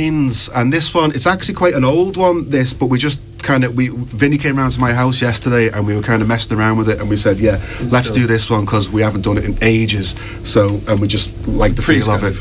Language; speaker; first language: English; native; English